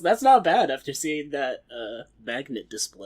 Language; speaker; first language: English; native; English